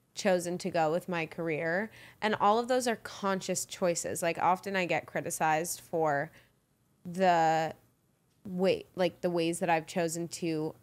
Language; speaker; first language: English; native; English